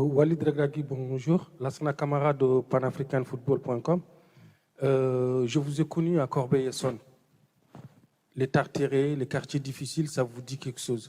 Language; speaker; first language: French; native; French